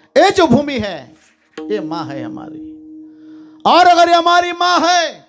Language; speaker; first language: Hindi; non-native, local second language; Marathi